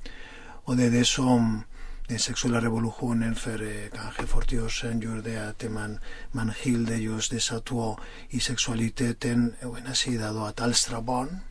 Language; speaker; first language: Swedish; non-native, fluent; Spanish